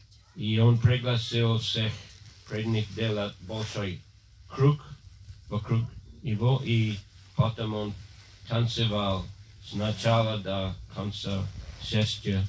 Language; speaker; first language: Russian; non-native, fluent; English